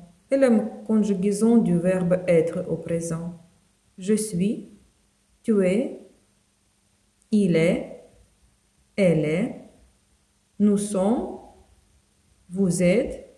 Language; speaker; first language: French; non-native, fluent; Ukrainian